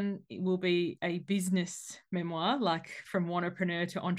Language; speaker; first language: English; native; English